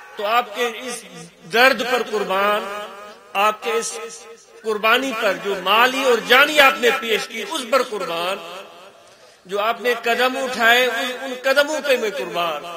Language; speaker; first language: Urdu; non-native, local second language; Sindhi